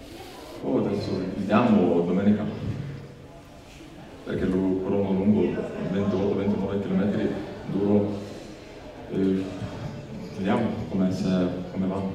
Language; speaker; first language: Italian; non-native, learner; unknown